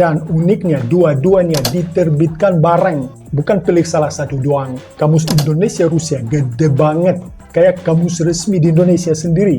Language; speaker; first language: Indonesian; non-native, fluent; Russian